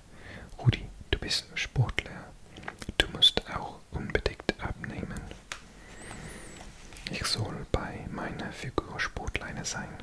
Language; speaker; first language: German; non-native, learner; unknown